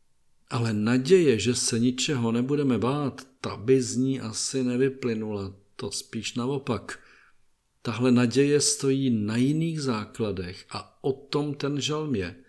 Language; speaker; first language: Czech; native; Czech